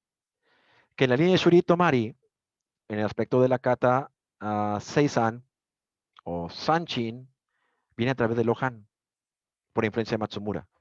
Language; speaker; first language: Spanish; native; Spanish